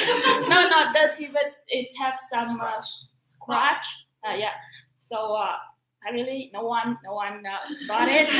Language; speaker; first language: English; non-native, learner; Vietnamese